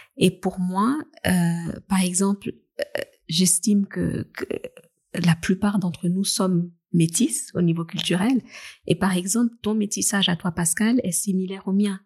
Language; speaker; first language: French; native; French